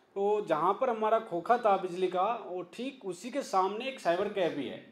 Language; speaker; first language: Hindi; native; Hindi